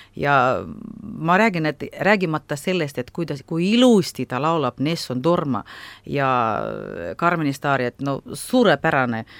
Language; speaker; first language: Estonian; non-native, local second language; Russian